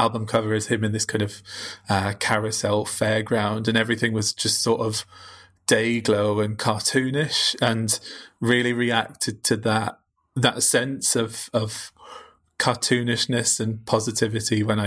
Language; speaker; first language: English; native; English